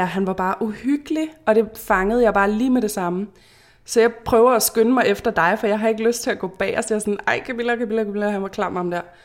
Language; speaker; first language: Danish; native; Danish